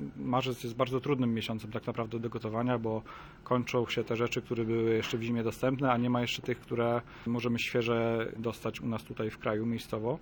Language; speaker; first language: Polish; native; Polish